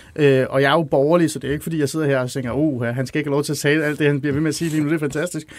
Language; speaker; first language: Danish; early bilingual, other home language; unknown